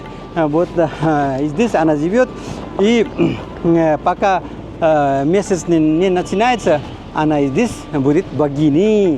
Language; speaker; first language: Russian; non-native, fluent; Nepali